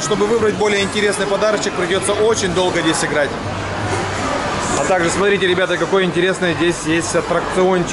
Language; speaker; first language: Russian; native; Russian